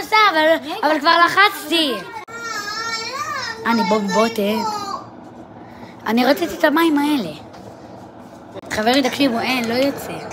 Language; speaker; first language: Hebrew; native; Hebrew